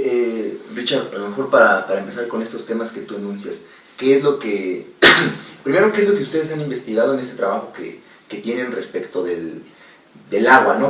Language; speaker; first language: Spanish; native; Spanish